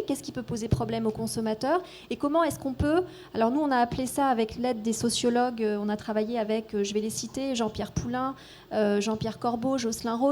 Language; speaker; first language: French; native; French